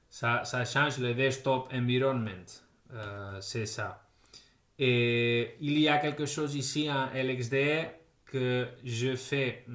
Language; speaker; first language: French; non-native, fluent; Spanish